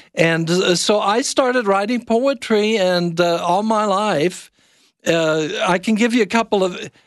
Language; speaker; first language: English; non-native, fluent; German